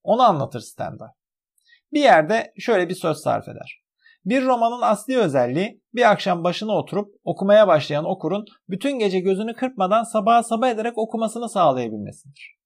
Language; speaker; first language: Turkish; native; Turkish